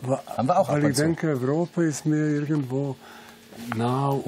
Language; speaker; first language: German; non-native, fluent; Serbian